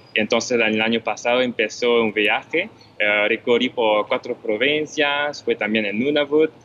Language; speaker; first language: Spanish; non-native, fluent; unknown